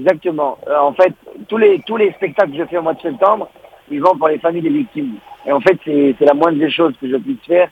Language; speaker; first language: French; non-native, local second language; Arabic